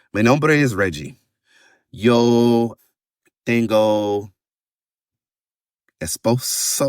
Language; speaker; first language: Spanish; non-native, learner; English